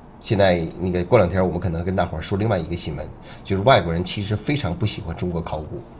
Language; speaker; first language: Chinese; native; Chinese